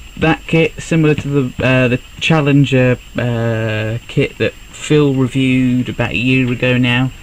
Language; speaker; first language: English; native; English